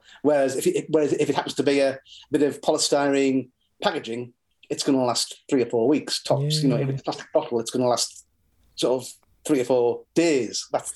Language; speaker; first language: English; native; English